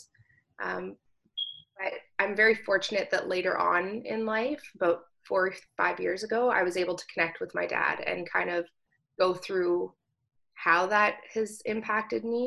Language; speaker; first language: English; native; English